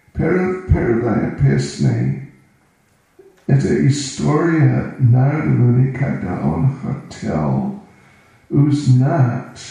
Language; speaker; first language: Russian; non-native, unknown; English